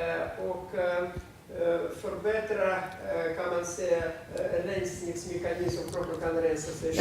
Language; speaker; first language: Swedish; non-native, fluent; Russian